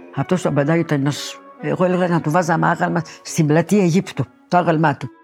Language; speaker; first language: Greek; early bilingual, heritage; Greek